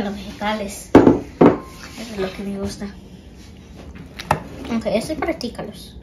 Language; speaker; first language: Spanish; early bilingual, heritage; Spanish